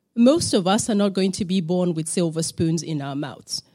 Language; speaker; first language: English; non-native, local second language; Acoli